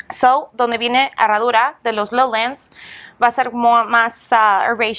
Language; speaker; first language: Spanish; early bilingual, heritage; English